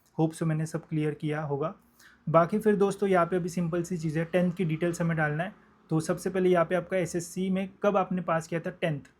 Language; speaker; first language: Hindi; non-native, local second language; Marathi